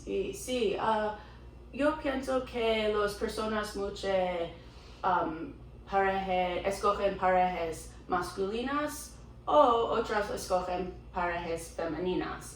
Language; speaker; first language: Spanish; non-native, learner; English